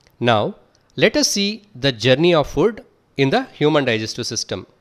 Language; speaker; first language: English; non-native, local second language; Telugu